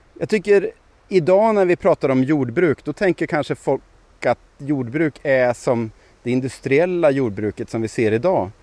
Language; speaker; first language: Swedish; native; Swedish